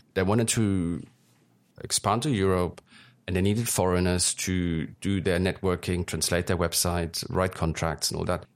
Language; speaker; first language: English; early bilingual, other home language; German